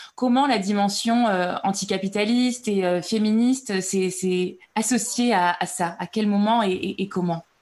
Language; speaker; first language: French; native; French